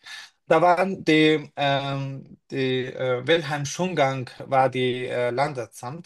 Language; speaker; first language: German; non-native, fluent; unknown